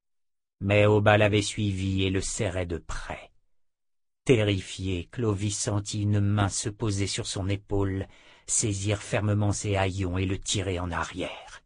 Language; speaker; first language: French; native; French